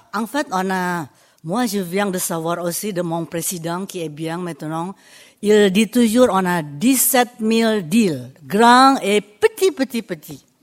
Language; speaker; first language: French; non-native, fluent; Indonesian